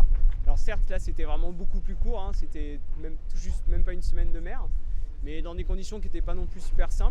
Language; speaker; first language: French; native; French